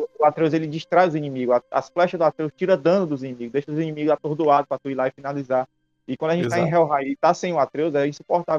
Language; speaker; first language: Portuguese; native; Portuguese